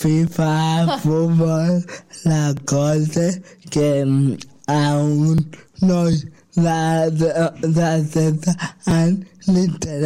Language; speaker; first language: Catalan; non-native, local second language; Spanish